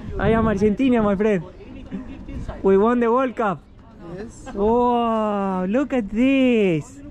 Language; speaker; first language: English; non-native, learner; Spanish